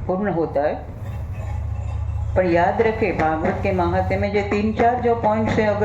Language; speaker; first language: Hindi; non-native, local second language; Gujarati